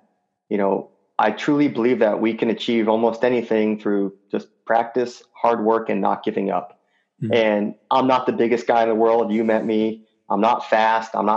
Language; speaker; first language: English; native; English